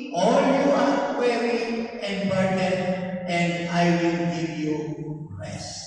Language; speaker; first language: English; non-native, local second language; Filipino